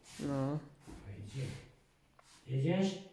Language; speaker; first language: Polish; non-native, learner; English